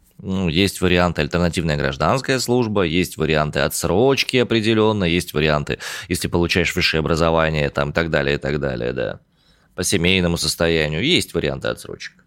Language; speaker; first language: Russian; native; Russian